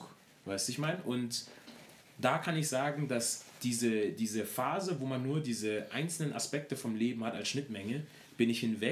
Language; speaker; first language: German; native; German